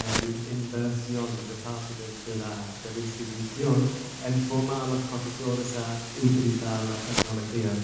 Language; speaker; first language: Spanish; non-native, fluent; English